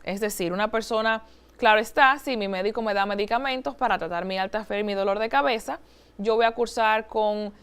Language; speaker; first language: Spanish; native; Spanish